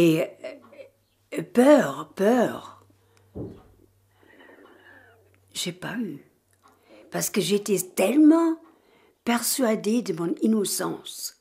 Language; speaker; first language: French; non-native, fluent; German